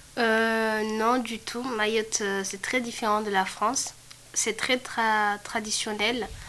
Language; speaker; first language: French; non-native, local second language; Comorian